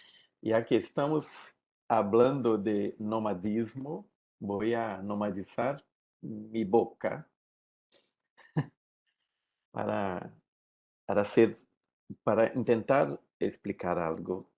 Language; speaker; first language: Spanish; non-native, learner; Portuguese